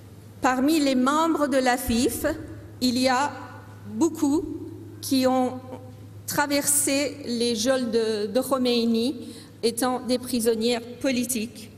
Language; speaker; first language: French; non-native, fluent; Persian